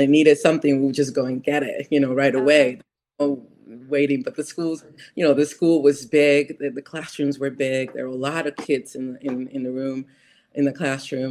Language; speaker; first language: English; non-native, fluent; Spanish